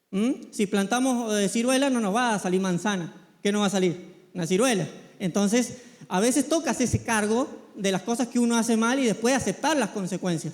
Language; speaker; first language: Spanish; native; Spanish